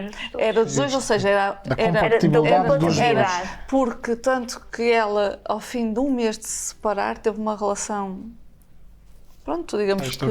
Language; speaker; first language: Portuguese; native; Portuguese